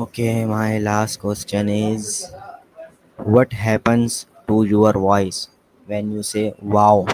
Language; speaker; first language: English; non-native, learner; Urdu